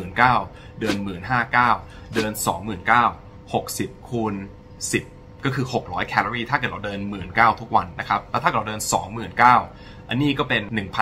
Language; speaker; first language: Thai; early bilingual, heritage; English